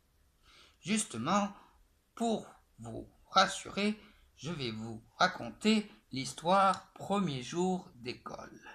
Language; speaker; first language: French; native; French